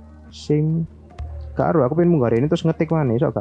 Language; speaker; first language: Indonesian; non-native, local second language; Javanese